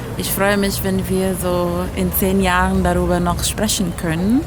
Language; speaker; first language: German; non-native, fluent; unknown